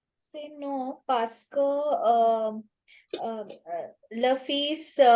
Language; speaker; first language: French; non-native, learner; Hindi